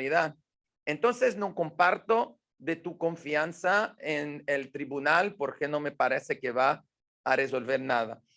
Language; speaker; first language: Spanish; non-native, fluent; Portuguese